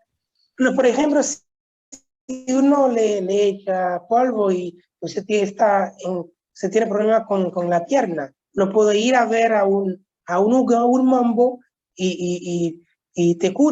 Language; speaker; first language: Spanish; non-native, local second language; Haitian Creole